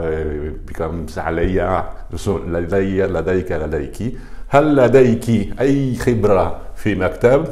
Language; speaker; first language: Arabic; non-native, fluent; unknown